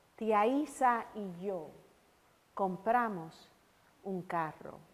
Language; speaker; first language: Spanish; early bilingual, heritage; Spanish